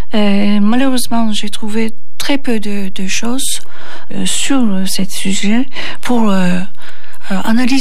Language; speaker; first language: French; non-native, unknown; Turkish